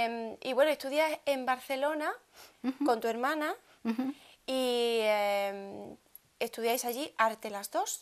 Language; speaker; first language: Spanish; native; Spanish